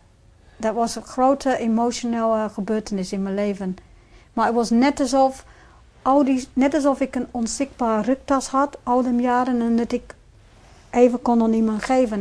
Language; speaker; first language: Dutch; non-native, fluent; English